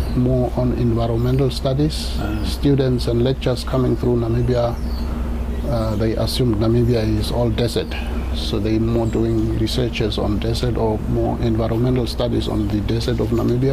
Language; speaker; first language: English; non-native, local second language; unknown